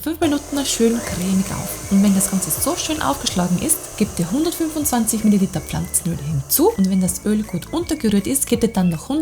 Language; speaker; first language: German; native; German